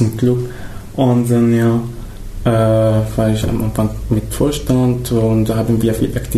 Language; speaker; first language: German; non-native, fluent; Arabic